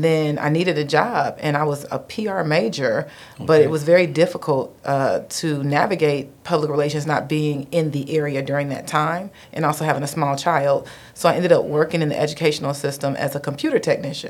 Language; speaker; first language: English; native; English